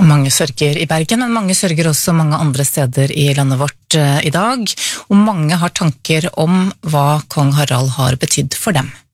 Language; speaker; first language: Norwegian; native; Norwegian